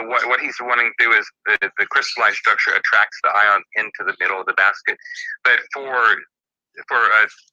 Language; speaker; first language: English; native; English